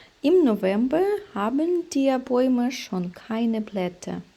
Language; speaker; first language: German; non-native, fluent; Ukrainian